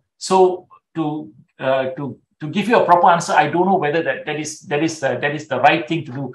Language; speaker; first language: English; non-native, local second language; Tamil